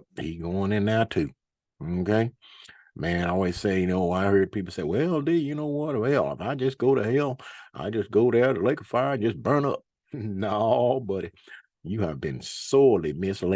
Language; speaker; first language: English; native; English